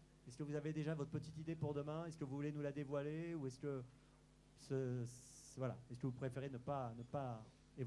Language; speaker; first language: French; native; French